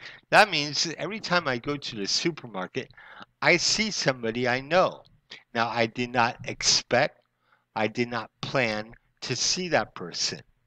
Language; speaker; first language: English; native; English